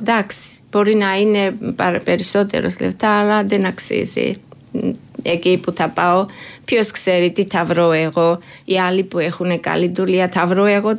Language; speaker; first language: Greek; non-native, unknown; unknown